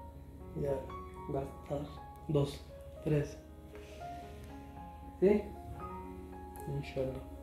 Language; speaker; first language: Spanish; non-native, learner; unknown